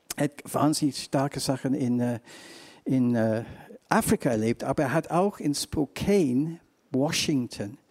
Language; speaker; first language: German; non-native, fluent; English